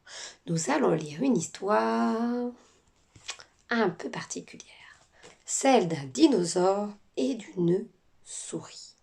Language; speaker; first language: French; native; French